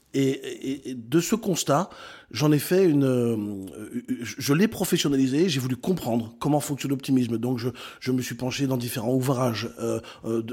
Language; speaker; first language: French; native; French